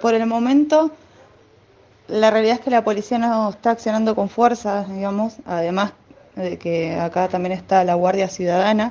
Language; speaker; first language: Spanish; native; Spanish